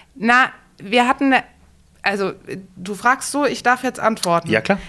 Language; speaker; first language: German; native; German